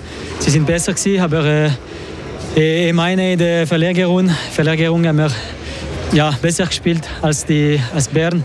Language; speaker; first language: German; non-native, local second language; French